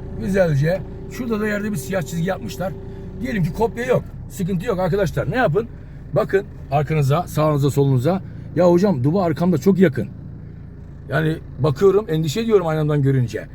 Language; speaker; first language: Turkish; native; Turkish